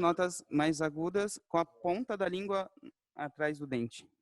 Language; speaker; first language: Portuguese; native; Portuguese